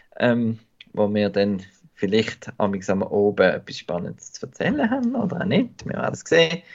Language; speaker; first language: German; native; German